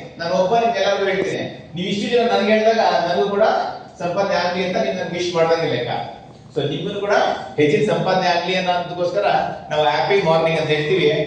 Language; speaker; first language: Kannada; native; Kannada